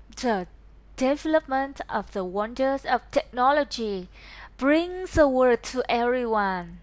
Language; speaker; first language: English; non-native, learner; Vietnamese